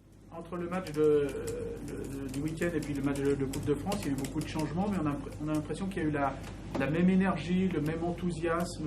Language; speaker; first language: French; native; French